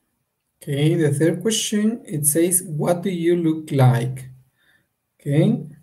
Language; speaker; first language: English; non-native, fluent; Spanish